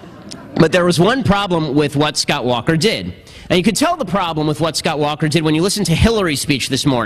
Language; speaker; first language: English; native; English